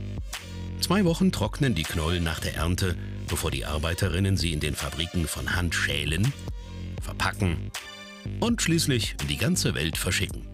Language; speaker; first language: German; native; German